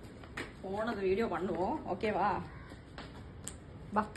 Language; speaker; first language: Tamil; non-native, learner; Malayalam